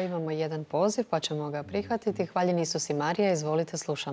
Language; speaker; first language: Croatian; native; Croatian